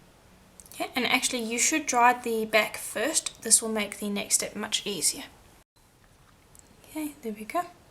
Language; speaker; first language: English; native; English